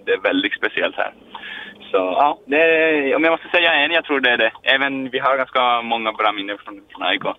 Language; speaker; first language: Swedish; non-native, learner; Finnish